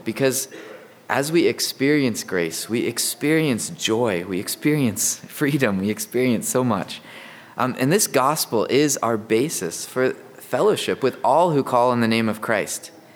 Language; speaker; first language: English; native; English